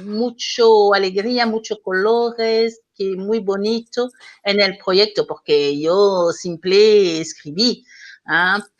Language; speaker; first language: Spanish; non-native, learner; French